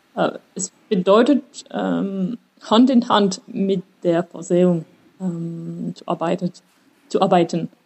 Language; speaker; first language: German; non-native, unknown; French